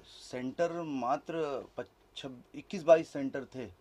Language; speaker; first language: Hindi; native; Hindi